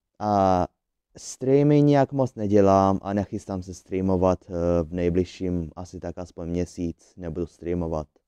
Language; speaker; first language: Czech; early bilingual, other home language; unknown